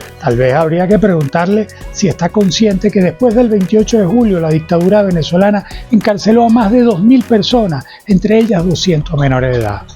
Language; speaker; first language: Spanish; native; Spanish